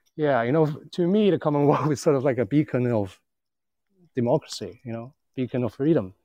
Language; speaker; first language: English; non-native, local second language; Cantonese